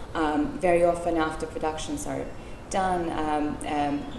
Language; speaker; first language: English; non-native, fluent; Serbian